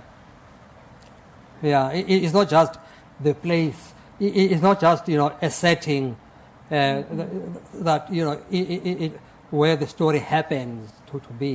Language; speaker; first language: English; non-native, local second language; Xhosa